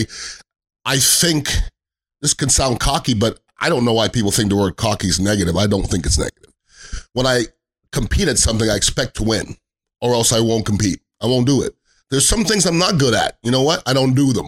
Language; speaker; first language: English; native; English